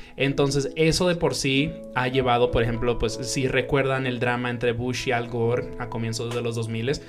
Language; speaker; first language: Spanish; native; Spanish